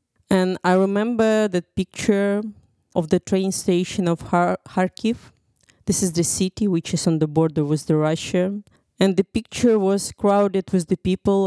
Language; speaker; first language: English; non-native, fluent; Ukrainian